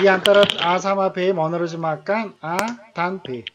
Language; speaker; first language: Indonesian; non-native, learner; Korean